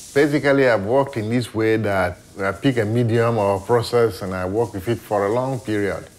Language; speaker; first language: English; non-native, local second language; Ewe